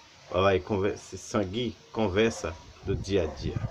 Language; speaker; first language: Portuguese; non-native, learner; Haitian Creole